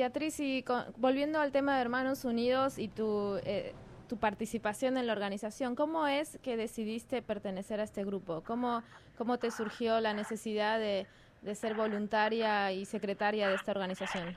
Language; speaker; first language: Spanish; native; Spanish